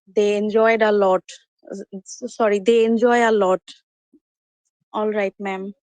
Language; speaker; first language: English; non-native, learner; Bangla